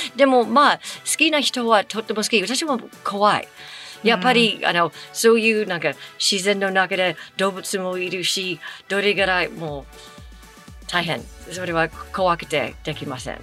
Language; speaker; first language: Japanese; non-native, fluent; English